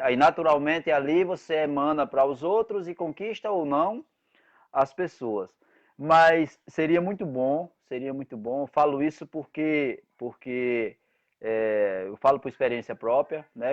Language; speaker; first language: Portuguese; native; Portuguese